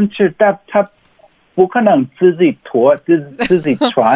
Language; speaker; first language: Chinese; non-native, learner; English